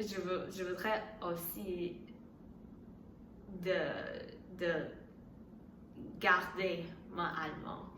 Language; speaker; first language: French; non-native, learner; Chinese